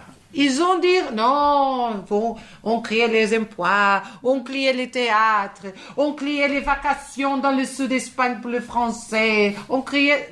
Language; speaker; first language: French; non-native, fluent; Portuguese